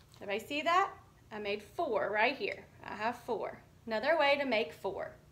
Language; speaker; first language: English; native; English